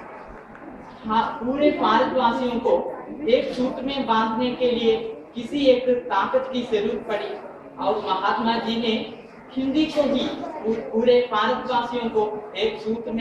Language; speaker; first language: Hindi; non-native, local second language; Malayalam